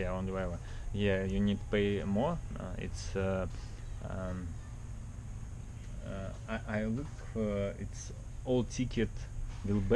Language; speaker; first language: English; non-native, learner; Russian